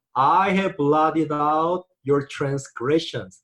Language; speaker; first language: English; non-native, learner; Korean